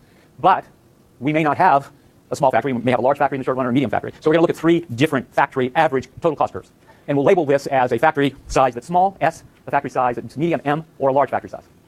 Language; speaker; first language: English; native; English